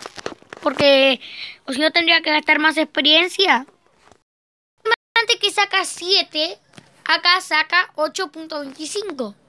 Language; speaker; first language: Spanish; native; Spanish